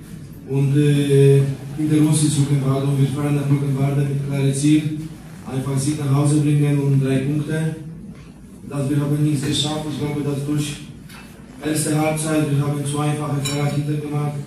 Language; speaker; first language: German; non-native, learner; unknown